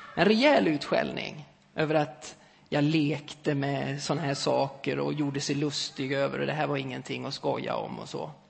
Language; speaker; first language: Swedish; native; Swedish